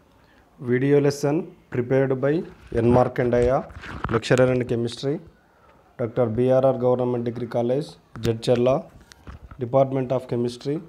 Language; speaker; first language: English; non-native, local second language; Telugu